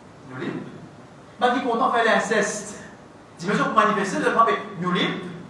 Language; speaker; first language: French; non-native, local second language; Morisyen